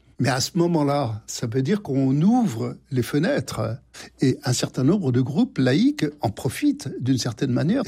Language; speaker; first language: French; native; French